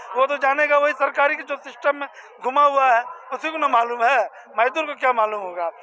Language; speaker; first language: Hindi; native; Hindi